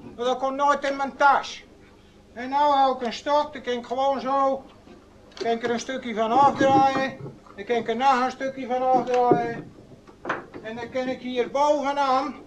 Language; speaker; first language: Dutch; native; Dutch